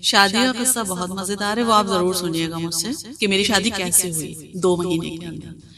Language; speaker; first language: Hindi; native; Hindi